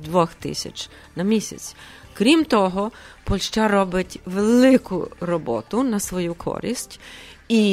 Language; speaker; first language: Ukrainian; early bilingual, heritage; Ukrainian